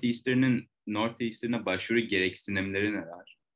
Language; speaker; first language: Turkish; native; Turkish